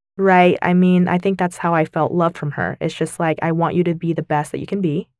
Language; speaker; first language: English; early bilingual, other home language; Vietnamese